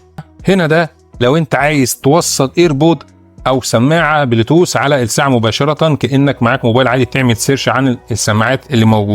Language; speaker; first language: Arabic; native; Arabic